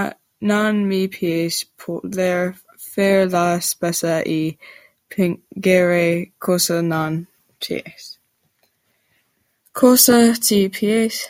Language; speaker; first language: Italian; non-native, learner; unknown